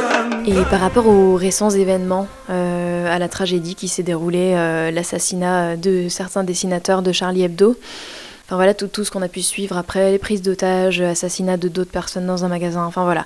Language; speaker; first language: French; native; French